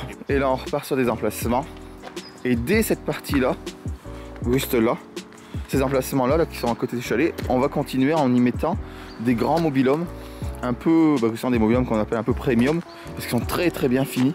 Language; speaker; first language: French; native; French